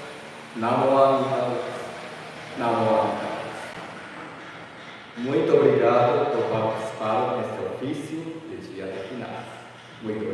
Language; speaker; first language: Portuguese; non-native, fluent; Japanese